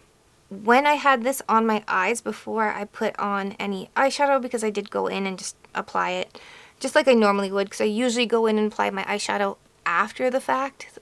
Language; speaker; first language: English; native; English